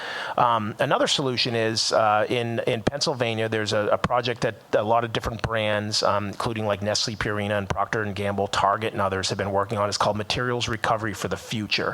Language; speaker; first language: English; native; English